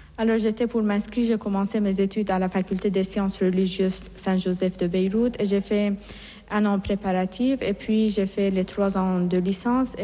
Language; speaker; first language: French; non-native, fluent; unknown